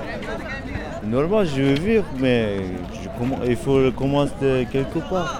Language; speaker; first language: French; non-native, learner; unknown